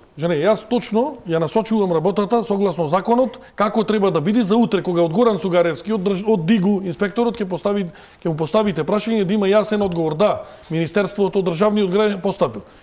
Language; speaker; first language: Macedonian; native; Macedonian